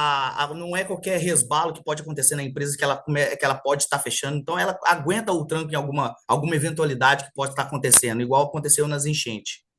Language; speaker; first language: Portuguese; native; Portuguese